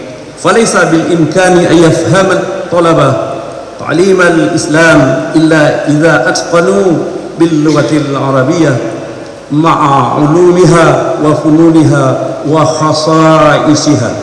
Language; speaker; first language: Arabic; non-native, fluent; Indonesian